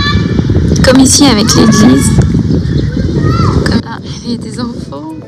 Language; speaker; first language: French; native; French